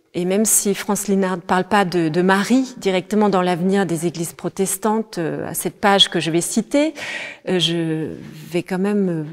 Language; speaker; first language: French; non-native, fluent; Danish